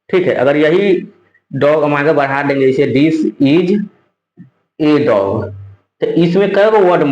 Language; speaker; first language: Hindi; non-native, local second language; Bhojpuri